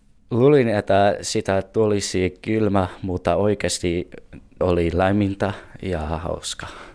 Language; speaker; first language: Finnish; non-native, learner; English